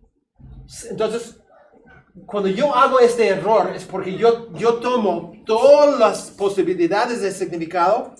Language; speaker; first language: Spanish; non-native, fluent; English